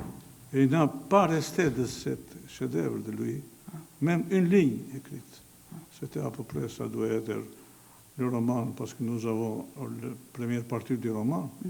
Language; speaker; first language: French; non-native, fluent; Albanian